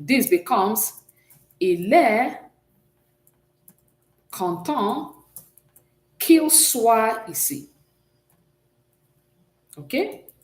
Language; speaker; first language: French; non-native, fluent; English